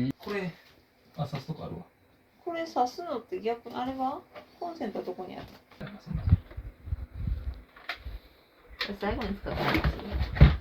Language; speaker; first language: Japanese; native; Japanese